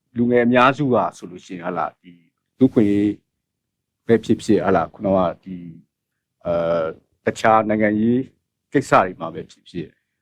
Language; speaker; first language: Burmese; native; Burmese